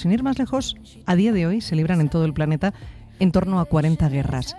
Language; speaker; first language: Spanish; native; Spanish